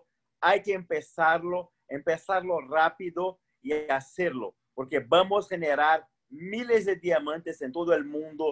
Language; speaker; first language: Spanish; non-native, fluent; Portuguese